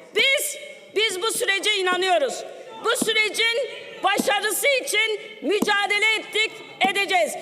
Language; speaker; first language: Turkish; non-native, local second language; Kurdish